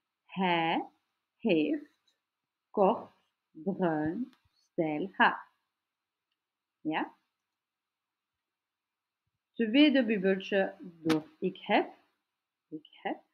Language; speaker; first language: Dutch; non-native, local second language; French